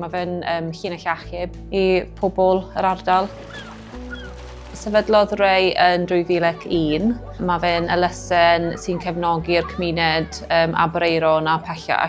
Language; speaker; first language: Welsh; native; Welsh